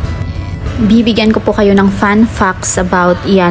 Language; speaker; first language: Filipino; native; Filipino